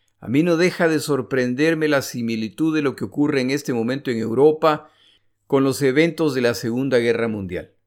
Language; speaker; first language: Spanish; native; Spanish